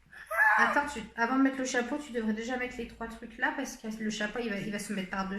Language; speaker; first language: French; native; French